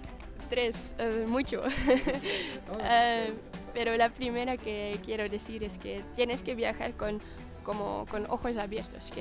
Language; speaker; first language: Spanish; non-native, learner; Dutch